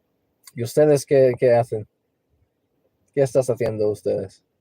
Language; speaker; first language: Spanish; non-native, learner; English